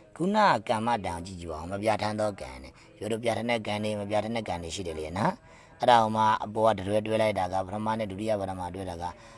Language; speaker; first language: Burmese; native; Burmese